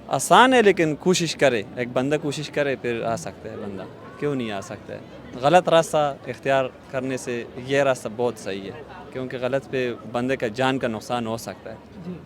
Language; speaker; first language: Urdu; non-native, local second language; Pashto